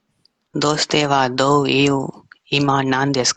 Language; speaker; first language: Japanese; non-native, learner; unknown